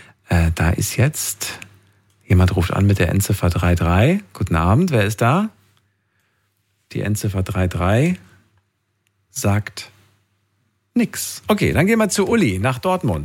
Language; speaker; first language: German; native; German